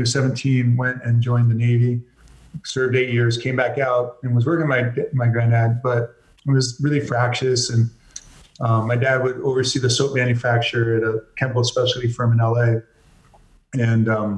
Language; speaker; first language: English; native; English